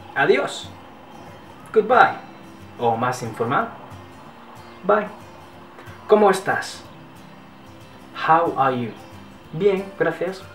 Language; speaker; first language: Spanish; non-native, learner; English